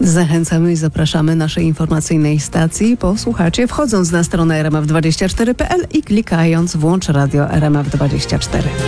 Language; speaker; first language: Polish; native; Polish